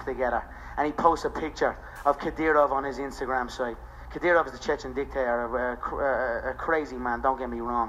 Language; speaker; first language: English; non-native, local second language; Irish